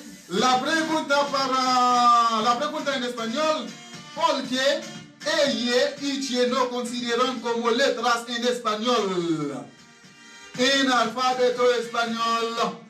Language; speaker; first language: Spanish; non-native, learner; Haitian Creole